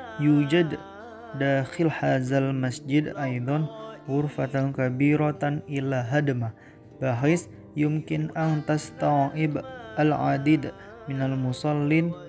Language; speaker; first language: Arabic; non-native, learner; Indonesian